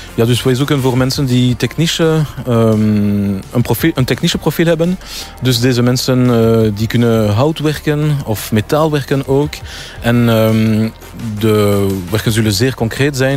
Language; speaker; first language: Dutch; non-native, local second language; French